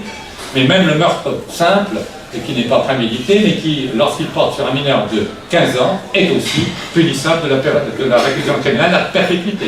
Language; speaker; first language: French; native; French